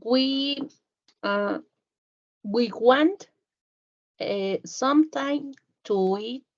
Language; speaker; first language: English; non-native, learner; Spanish